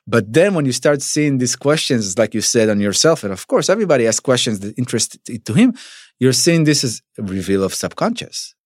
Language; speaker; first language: English; non-native, fluent; Hebrew